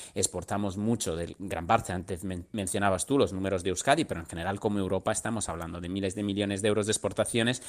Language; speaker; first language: Spanish; non-native, fluent; Italian